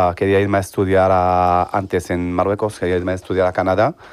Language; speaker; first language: Spanish; non-native, fluent; Arabic